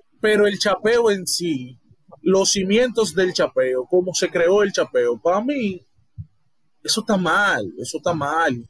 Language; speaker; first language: Spanish; native; Spanish